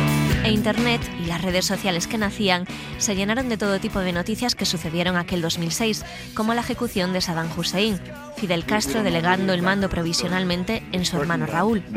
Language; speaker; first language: Spanish; native; Spanish